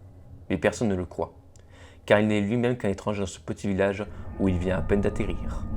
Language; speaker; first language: French; native; French